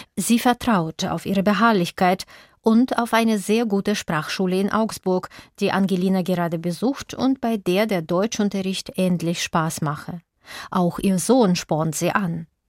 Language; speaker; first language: German; native; German